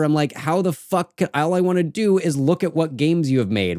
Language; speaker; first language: English; native; English